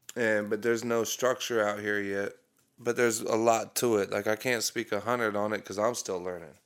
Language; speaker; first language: English; native; English